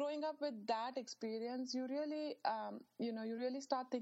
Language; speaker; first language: English; non-native, local second language; Marathi